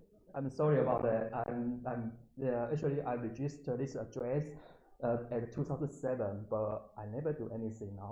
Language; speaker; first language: English; non-native, learner; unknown